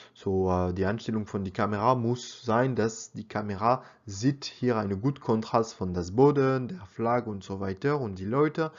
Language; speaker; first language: German; non-native, learner; French